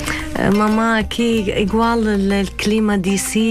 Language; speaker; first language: Portuguese; non-native, learner; Arabic